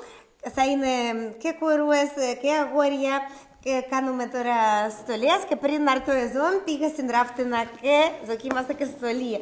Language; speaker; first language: Greek; non-native, learner; Russian